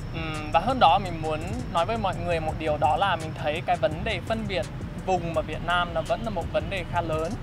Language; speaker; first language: Vietnamese; non-native, fluent; English